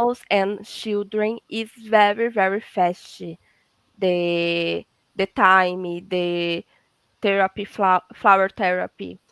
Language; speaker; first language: English; non-native, learner; Portuguese